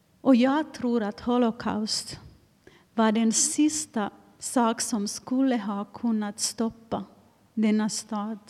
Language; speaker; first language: Swedish; non-native, fluent; Finnish